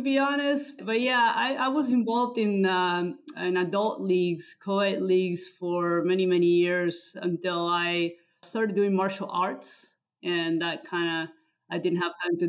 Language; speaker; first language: English; non-native, fluent; Spanish